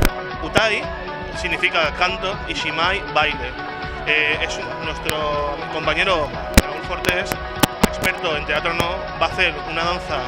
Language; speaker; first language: Spanish; native; Spanish